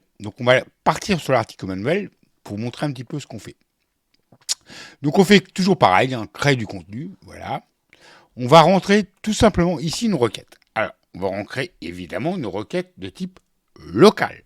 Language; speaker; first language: French; native; French